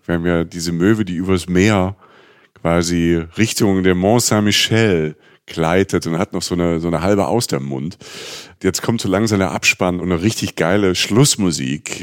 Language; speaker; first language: German; native; German